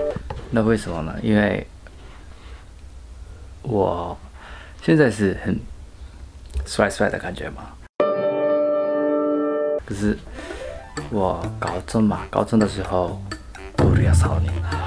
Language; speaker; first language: Chinese; non-native, learner; Japanese